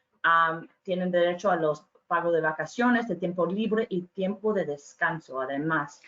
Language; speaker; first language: Spanish; non-native, fluent; English